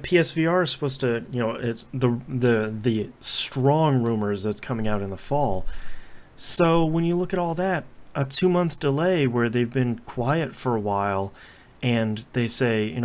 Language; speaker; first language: English; native; English